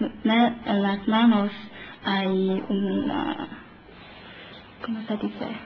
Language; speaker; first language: Spanish; non-native, learner; Chinese